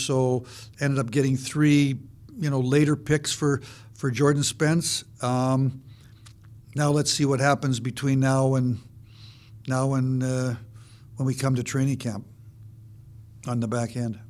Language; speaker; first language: English; native; English